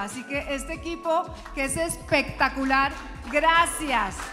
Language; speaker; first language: Spanish; native; Spanish